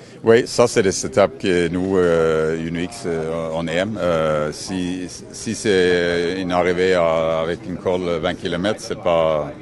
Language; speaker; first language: French; non-native, fluent; Norwegian